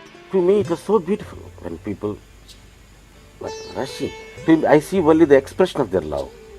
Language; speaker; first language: English; non-native, local second language; Telugu